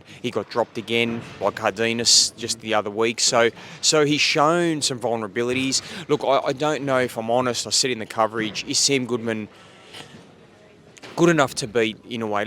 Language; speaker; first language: English; native; English